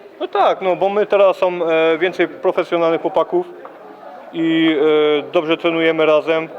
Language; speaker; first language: Polish; early bilingual, heritage; Polish